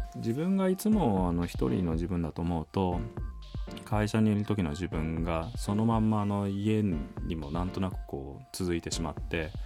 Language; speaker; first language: Japanese; native; Japanese